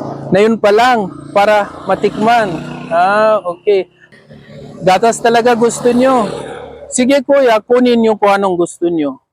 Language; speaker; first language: Filipino; non-native, learner; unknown